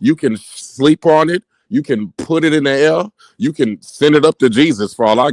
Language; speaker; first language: English; native; English